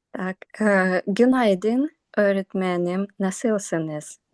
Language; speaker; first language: Turkish; non-native, learner; Ukrainian